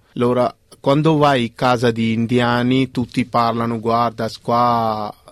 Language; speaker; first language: Italian; non-native, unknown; Punjabi